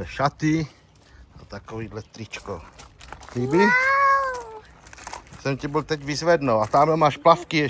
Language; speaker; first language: Czech; native; Czech